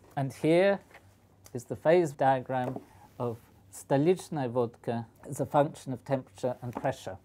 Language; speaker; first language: English; native; English